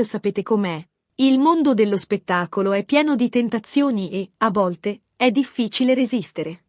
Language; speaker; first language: Italian; native; Italian